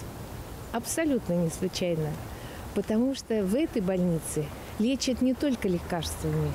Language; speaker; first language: Russian; native; Russian